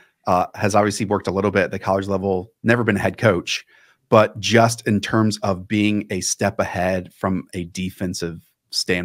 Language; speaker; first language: English; native; English